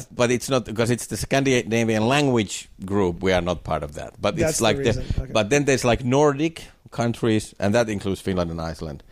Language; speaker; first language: English; non-native, fluent; Finnish